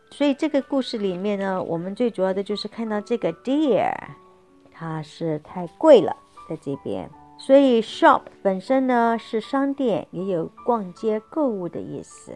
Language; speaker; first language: Chinese; native; Chinese